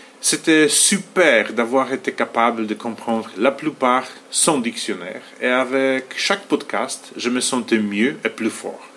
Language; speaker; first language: French; non-native, fluent; Polish